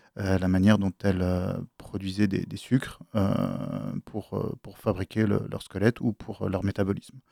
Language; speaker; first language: French; native; French